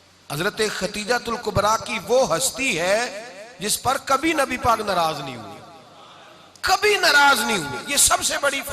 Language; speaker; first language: Hindi; non-native, local second language; Punjabi